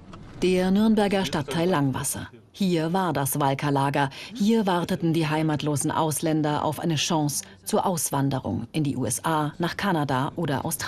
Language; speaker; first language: German; native; German